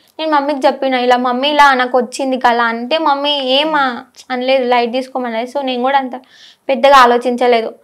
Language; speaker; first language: Telugu; non-native, local second language; Marathi